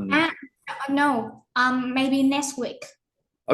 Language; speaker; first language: English; non-native, learner; Vietnamese